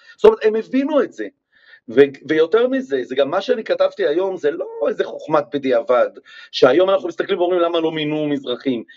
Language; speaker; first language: Hebrew; native; Hebrew